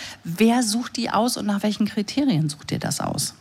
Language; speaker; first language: German; native; German